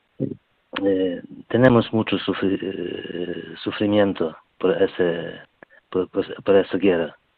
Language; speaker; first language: Spanish; non-native, learner; Ukrainian